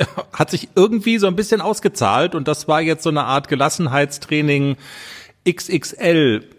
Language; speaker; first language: German; native; German